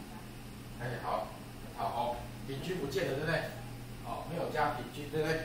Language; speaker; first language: Chinese; native; Chinese